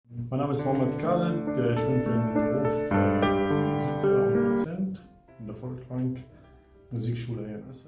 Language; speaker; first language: German; non-native, fluent; Arabic